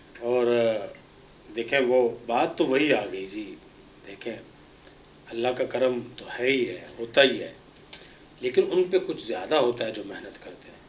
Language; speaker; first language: Urdu; native; Urdu